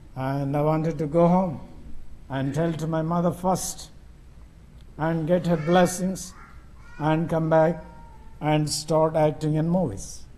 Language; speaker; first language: English; non-native, local second language; Telugu